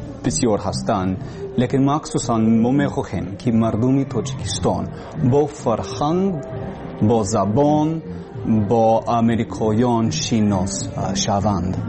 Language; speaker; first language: Persian; non-native, learner; English